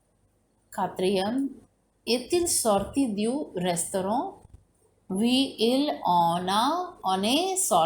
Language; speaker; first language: French; non-native, learner; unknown